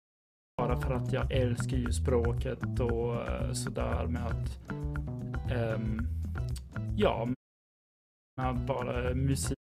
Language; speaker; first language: Swedish; non-native, fluent; English